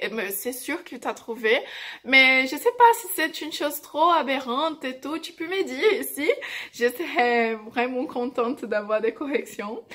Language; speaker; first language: French; non-native, fluent; Portuguese